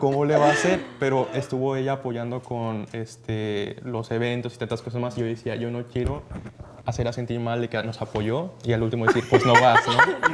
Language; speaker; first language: Spanish; native; Spanish